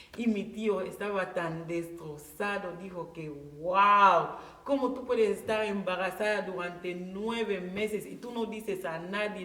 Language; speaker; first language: Spanish; non-native, local second language; Fang